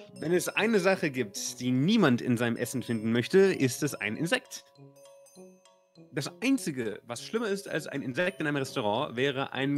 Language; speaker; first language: German; native; German